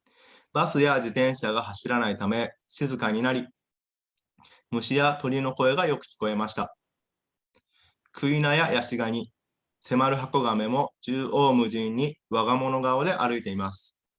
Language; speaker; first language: Japanese; native; Japanese